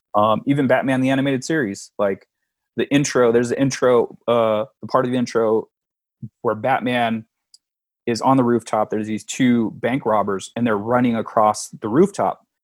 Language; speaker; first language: English; native; English